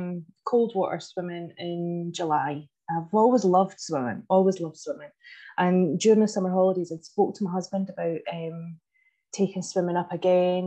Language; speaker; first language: English; native; English